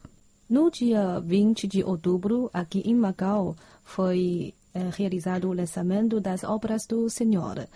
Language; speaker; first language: Portuguese; non-native, fluent; Chinese